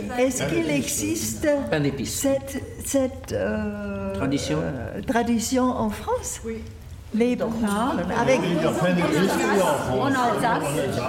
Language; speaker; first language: French; non-native, learner; German